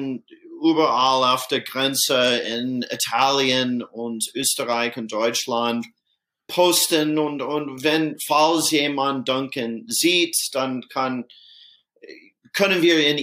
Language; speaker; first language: German; non-native, fluent; English